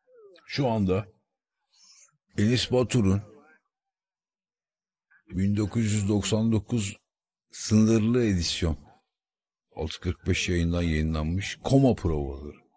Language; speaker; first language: Turkish; native; Turkish